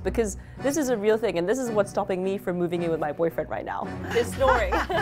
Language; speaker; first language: English; early bilingual, other home language; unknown